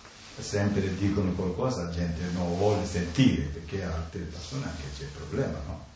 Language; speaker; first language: Italian; non-native, learner; Tibetan